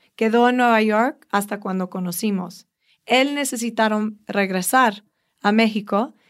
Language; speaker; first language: Spanish; early bilingual, heritage; Spanish